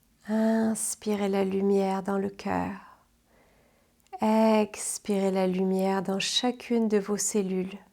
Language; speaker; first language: French; native; French